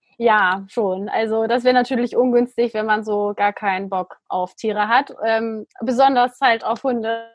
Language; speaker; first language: German; native; German